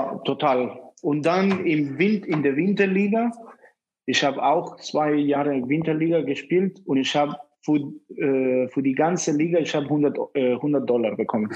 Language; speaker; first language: German; non-native, fluent; Spanish